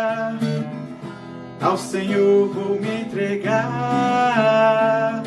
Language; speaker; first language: Portuguese; native; Portuguese